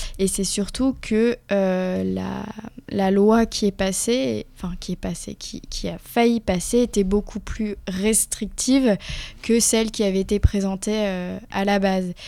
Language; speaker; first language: French; native; French